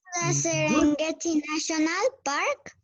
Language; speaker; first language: English; non-native, learner; Spanish